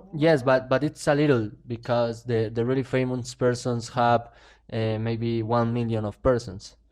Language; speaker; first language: English; non-native, learner; Spanish